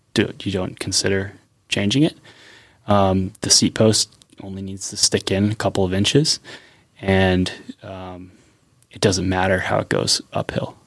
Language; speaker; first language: English; native; English